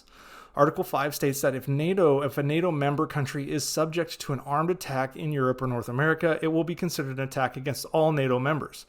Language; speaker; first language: English; native; English